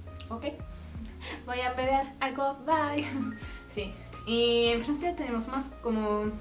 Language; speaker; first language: Spanish; non-native, learner; French